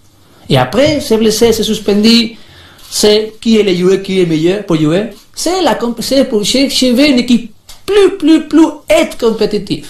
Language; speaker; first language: French; non-native, learner; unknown